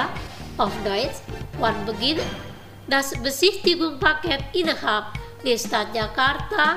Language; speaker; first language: German; non-native, fluent; Indonesian